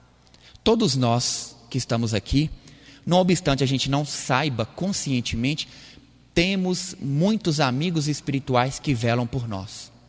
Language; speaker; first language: Portuguese; native; Portuguese